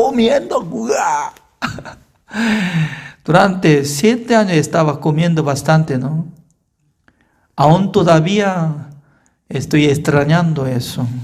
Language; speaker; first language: Spanish; non-native, fluent; Korean